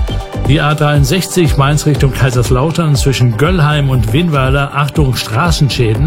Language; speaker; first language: German; native; German